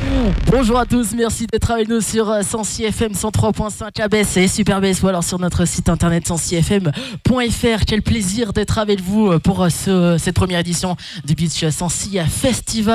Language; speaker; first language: French; native; French